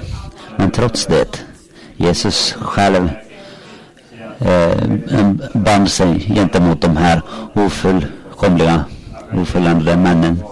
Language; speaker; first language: Swedish; non-native, local second language; Finnish